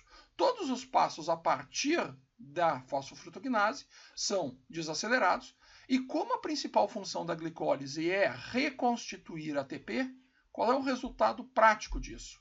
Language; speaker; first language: Portuguese; native; Portuguese